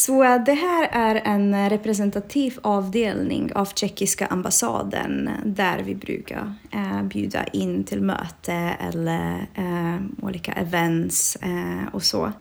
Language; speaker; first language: Swedish; non-native, fluent; Czech